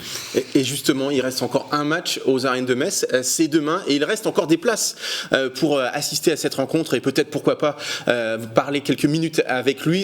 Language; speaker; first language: French; native; French